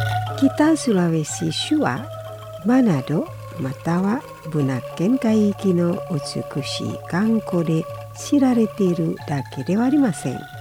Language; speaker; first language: Japanese; non-native, fluent; Indonesian